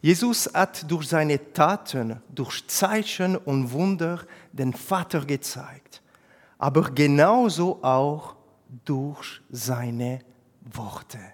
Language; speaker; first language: German; non-native, fluent; French